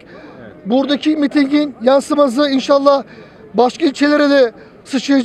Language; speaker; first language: Turkish; native; Turkish